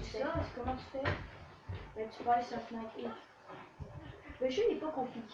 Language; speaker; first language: French; native; French